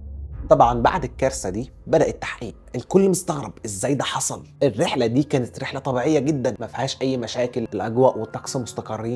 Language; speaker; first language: Arabic; native; Arabic